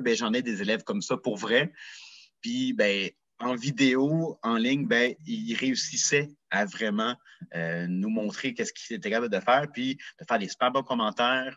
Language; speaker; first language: French; native; French